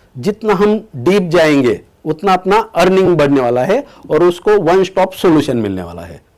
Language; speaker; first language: Hindi; non-native, local second language; Marathi